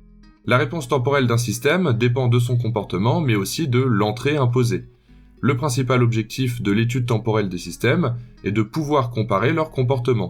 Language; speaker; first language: French; native; French